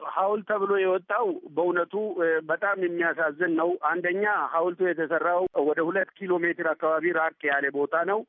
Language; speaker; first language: Amharic; non-native, local second language; Oromo